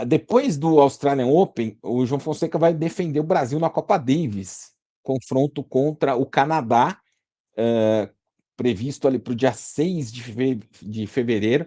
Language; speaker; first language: Portuguese; native; Portuguese